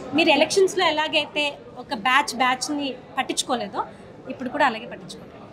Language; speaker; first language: Telugu; non-native, local second language; Marathi